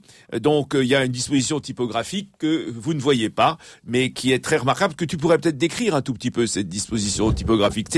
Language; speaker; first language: French; native; French